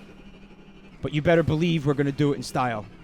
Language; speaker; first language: English; native; English